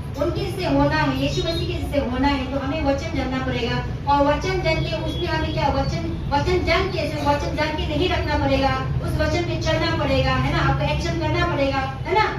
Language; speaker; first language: Hindi; non-native, local second language; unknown